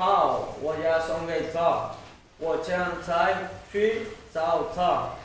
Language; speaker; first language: Chinese; non-native, learner; Spanish